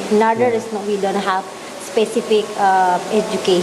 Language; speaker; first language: English; non-native, learner; Indonesian